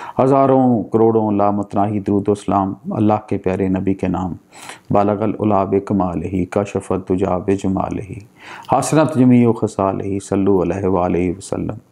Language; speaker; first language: Urdu; non-native, local second language; Punjabi